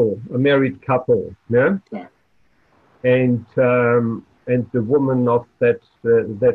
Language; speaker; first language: English; non-native, fluent; German